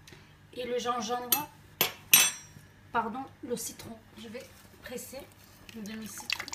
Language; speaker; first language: French; non-native, local second language; Arabic